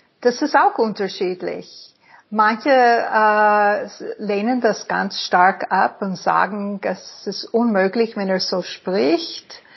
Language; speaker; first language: German; non-native, fluent; English